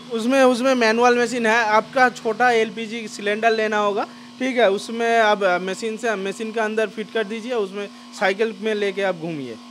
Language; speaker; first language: Hindi; non-native, local second language; Bangla